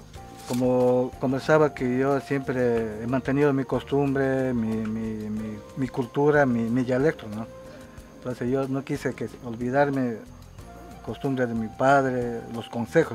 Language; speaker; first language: Spanish; non-native, local second language; Quechua